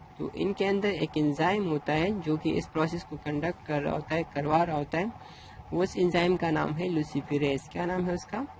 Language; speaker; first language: Urdu; non-native, local second language; Pashto